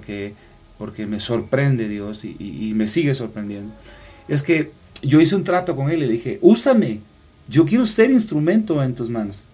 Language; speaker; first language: Spanish; native; Spanish